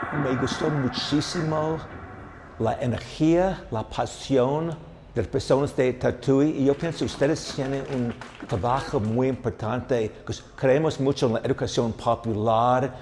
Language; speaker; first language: Spanish; non-native, fluent; English